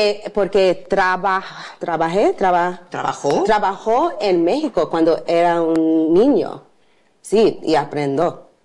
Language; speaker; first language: Spanish; non-native, learner; English